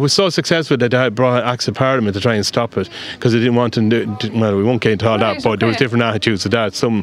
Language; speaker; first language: English; native; English